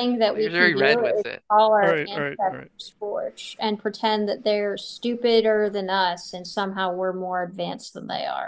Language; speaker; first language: English; native; English